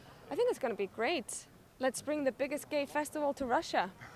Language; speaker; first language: English; non-native, fluent; Icelandic